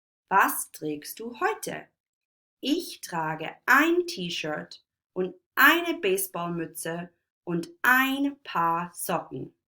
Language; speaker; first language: German; non-native, fluent; English